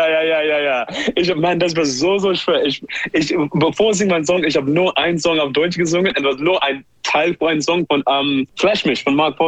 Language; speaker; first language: German; non-native, learner; English